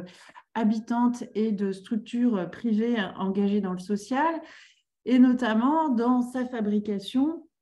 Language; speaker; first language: French; native; French